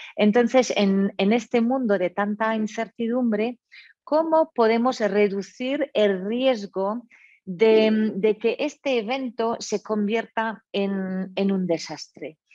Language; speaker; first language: Spanish; non-native, fluent; French